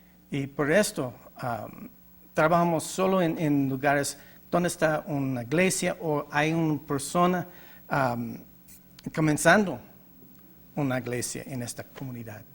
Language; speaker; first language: Spanish; non-native, learner; English